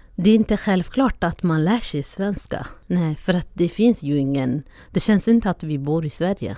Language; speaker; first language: Swedish; non-native, fluent; Somali